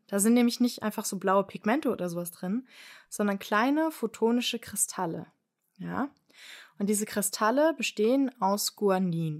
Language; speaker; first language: German; native; German